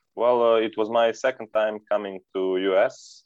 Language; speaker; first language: English; non-native, fluent; Serbian